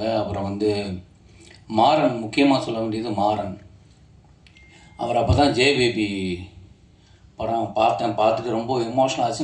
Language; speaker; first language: Tamil; native; Tamil